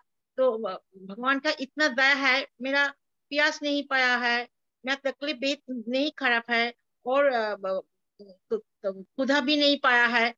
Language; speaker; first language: Hindi; non-native, local second language; Bangla